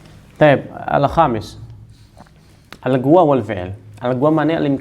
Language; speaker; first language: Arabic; non-native, fluent; Indonesian